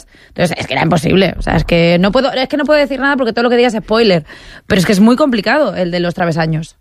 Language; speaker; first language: Spanish; native; Spanish